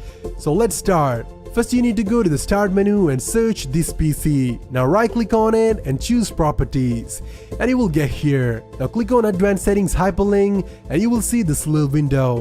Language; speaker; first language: English; non-native, fluent; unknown